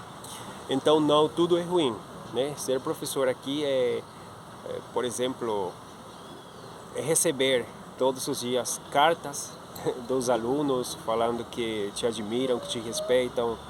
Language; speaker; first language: Portuguese; non-native, fluent; Spanish